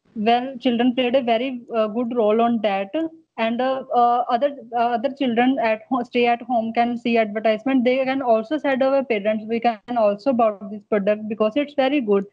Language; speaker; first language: English; non-native, local second language; Punjabi